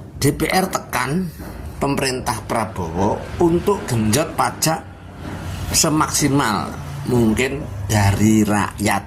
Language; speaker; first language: Indonesian; native; Indonesian